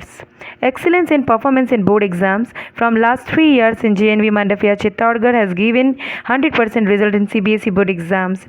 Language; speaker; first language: English; non-native, local second language; Hindi